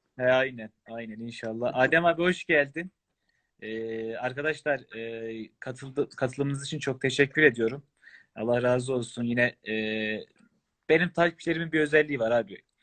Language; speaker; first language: Turkish; native; Turkish